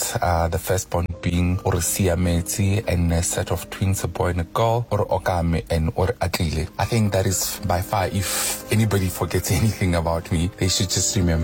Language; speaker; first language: English; non-native, local second language; Tswana